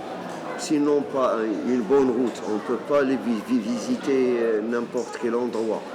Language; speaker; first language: French; non-native, local second language; Arabic